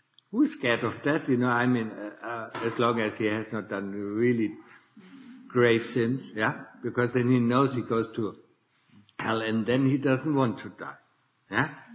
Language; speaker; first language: English; non-native, fluent; German